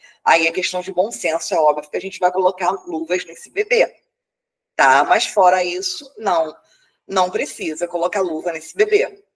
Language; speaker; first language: Portuguese; native; Portuguese